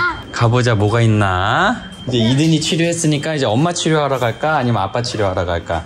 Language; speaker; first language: Korean; native; Korean